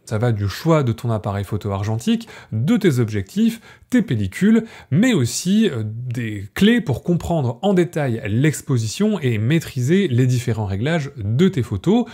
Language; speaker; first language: French; native; French